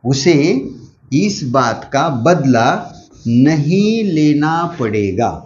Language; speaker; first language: Hindi; non-native, local second language; Marathi